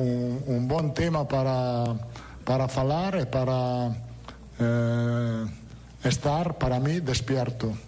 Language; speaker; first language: Portuguese; non-native, learner; Italian